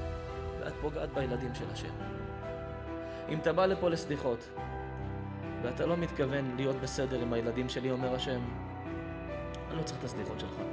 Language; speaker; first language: Hebrew; native; Hebrew